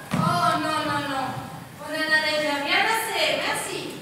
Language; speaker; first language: French; non-native, learner; Spanish